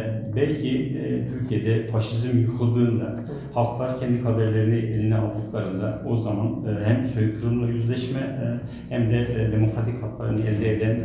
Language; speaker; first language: Turkish; native; Turkish